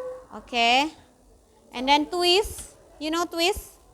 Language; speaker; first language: English; non-native, fluent; Indonesian